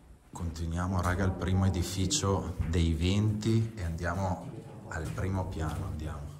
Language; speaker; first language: Italian; native; Italian